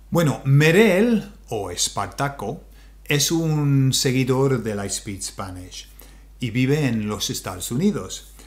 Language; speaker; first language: Spanish; non-native, fluent; English